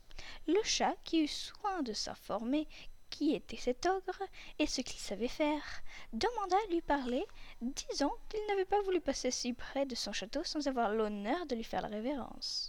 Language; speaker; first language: French; native; French